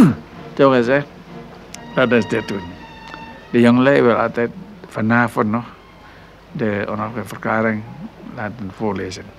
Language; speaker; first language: Dutch; non-native, local second language; Minangkabau